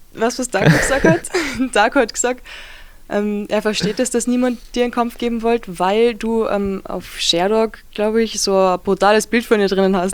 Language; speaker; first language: German; native; German